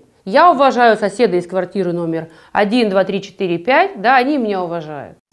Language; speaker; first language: Russian; native; Russian